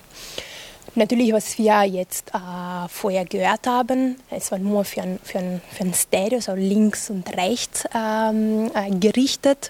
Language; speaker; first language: German; non-native, fluent; Italian